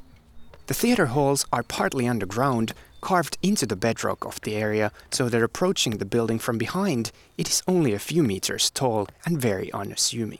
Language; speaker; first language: English; non-native, fluent; Finnish